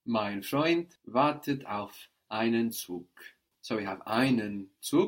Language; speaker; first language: German; non-native, fluent; English